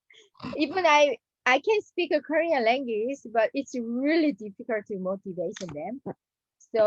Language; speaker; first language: English; non-native, learner; Korean